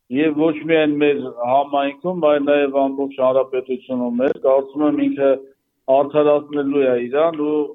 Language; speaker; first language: Armenian; native; Armenian